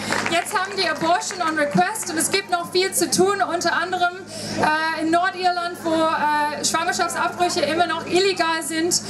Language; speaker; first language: German; native; German